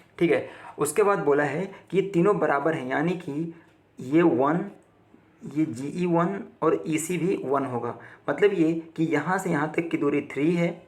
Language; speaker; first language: Hindi; native; Hindi